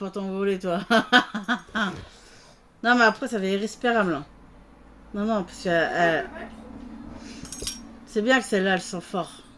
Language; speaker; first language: French; native; French